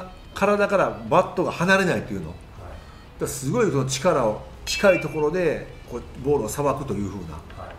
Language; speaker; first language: Japanese; native; Japanese